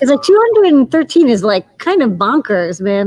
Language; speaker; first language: English; native; English